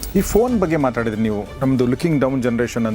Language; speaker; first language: Kannada; native; Kannada